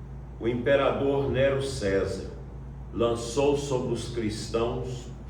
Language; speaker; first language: Portuguese; native; Portuguese